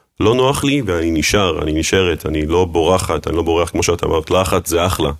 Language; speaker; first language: Hebrew; early bilingual, other home language; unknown